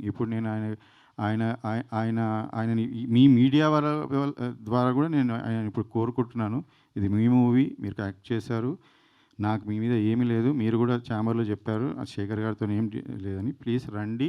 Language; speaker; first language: Telugu; native; Telugu